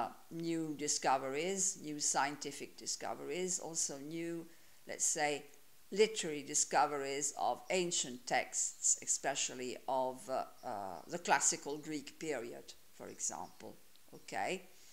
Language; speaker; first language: English; non-native, fluent; Italian